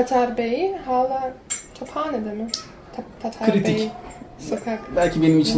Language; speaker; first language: Turkish; non-native, learner; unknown